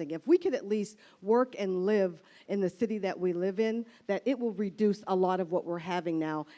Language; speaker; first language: English; native; English